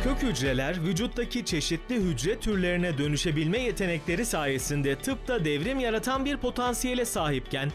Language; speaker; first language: Turkish; native; Turkish